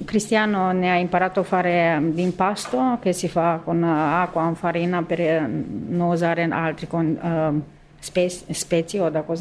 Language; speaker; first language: Italian; non-native, learner; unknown